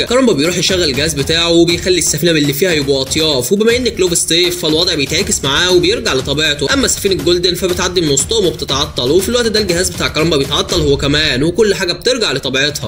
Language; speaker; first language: Arabic; native; Arabic